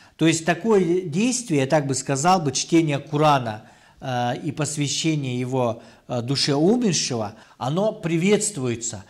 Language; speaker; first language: Russian; non-native, local second language; Kyrgyz